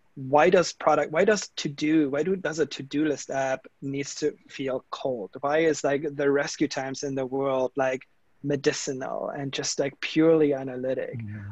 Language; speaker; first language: English; non-native, fluent; German